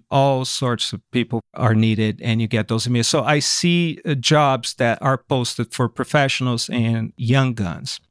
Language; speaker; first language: English; non-native, fluent; Portuguese